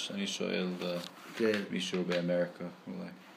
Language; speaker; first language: Hebrew; non-native, learner; English